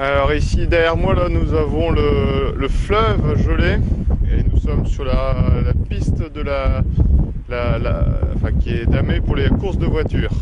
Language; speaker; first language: French; native; French